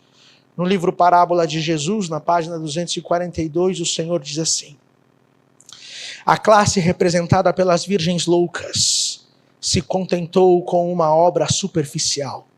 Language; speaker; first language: Portuguese; native; Portuguese